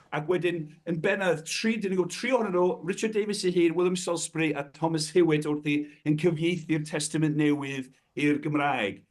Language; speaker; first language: Welsh; native; Welsh